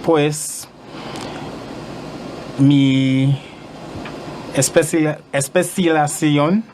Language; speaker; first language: Spanish; non-native, learner; English